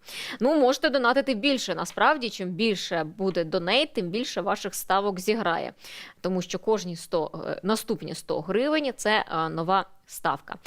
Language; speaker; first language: Ukrainian; native; Ukrainian